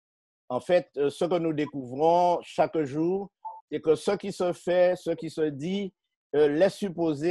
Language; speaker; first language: French; native; French